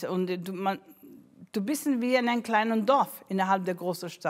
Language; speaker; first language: German; non-native, fluent; English